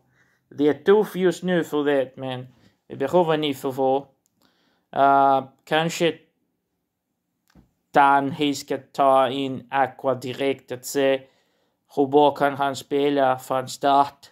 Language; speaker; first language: Swedish; non-native, learner; Portuguese